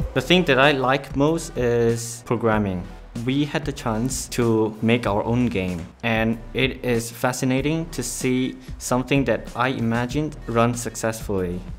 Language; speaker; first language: English; non-native, local second language; Chinese